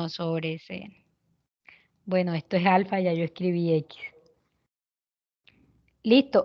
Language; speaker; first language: Spanish; native; Spanish